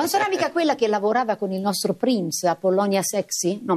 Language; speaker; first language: Italian; native; Italian